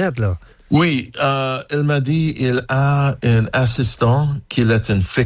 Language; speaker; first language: French; non-native, learner; English